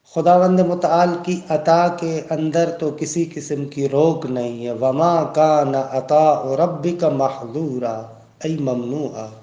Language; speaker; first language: Urdu; native; Urdu